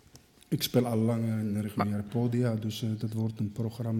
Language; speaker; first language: Dutch; non-native, fluent; Arabic